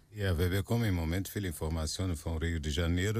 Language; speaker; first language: German; non-native, fluent; Portuguese